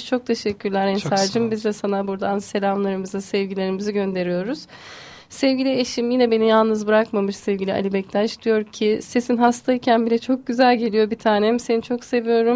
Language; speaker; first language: Turkish; native; Turkish